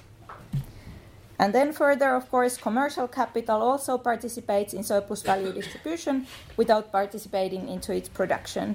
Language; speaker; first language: English; non-native, fluent; Finnish